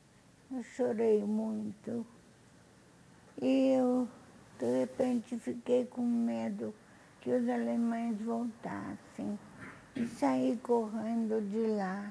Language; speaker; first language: Portuguese; non-native, fluent; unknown